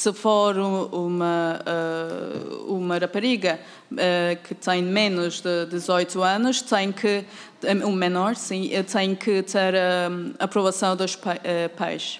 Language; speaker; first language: Portuguese; non-native, fluent; Turkish